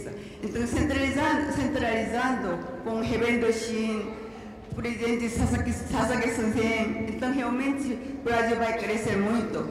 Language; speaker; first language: Portuguese; non-native, learner; Korean